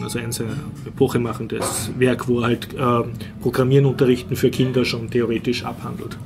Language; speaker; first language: German; native; German